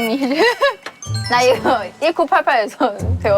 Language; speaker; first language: Korean; non-native, fluent; Chinese